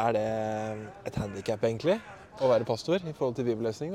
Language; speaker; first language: Norwegian; native; Norwegian